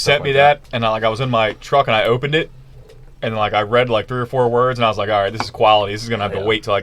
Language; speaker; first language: English; native; English